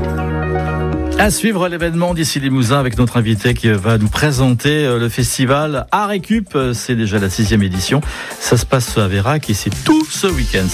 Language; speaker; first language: French; native; French